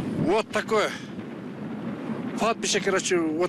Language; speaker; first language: Russian; non-native, local second language; Kyrgyz